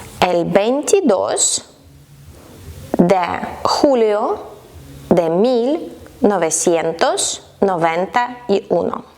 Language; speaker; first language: Spanish; non-native, fluent; Ukrainian